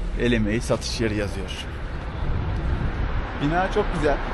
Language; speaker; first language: Turkish; native; Turkish